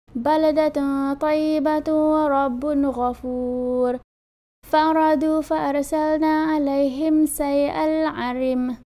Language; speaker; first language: Arabic; non-native, learner; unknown